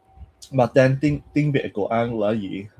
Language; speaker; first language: Vietnamese; non-native, learner; English